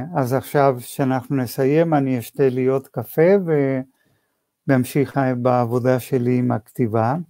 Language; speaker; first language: Hebrew; non-native, fluent; Spanish